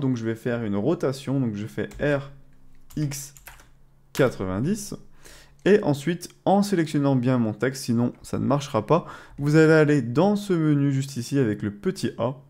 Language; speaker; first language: French; native; French